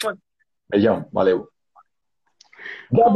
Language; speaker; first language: Portuguese; native; Portuguese